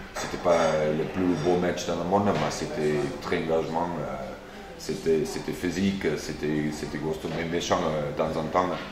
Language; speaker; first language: French; non-native, fluent; Afrikaans